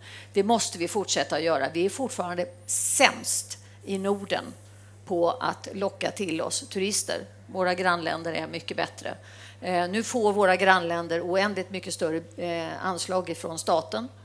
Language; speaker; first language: Swedish; native; Swedish